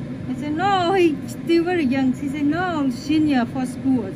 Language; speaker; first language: English; non-native, learner; Vietnamese